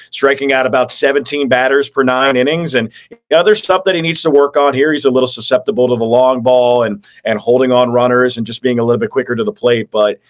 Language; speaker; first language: English; native; English